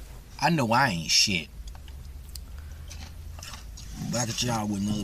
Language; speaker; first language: English; native; English